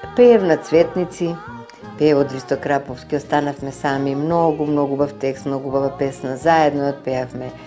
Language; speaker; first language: Macedonian; native; Macedonian